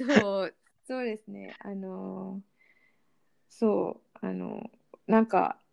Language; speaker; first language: Japanese; non-native, fluent; Malay